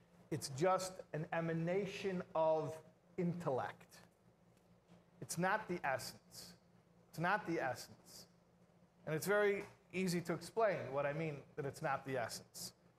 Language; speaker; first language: English; native; English